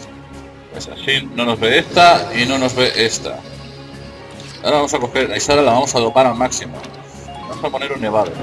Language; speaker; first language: Spanish; native; Spanish